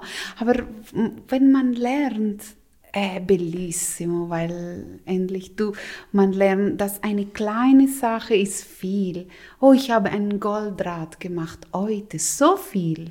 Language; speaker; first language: German; non-native, local second language; Italian